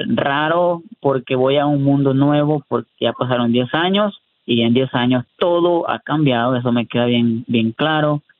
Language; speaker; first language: Spanish; early bilingual, heritage; Spanish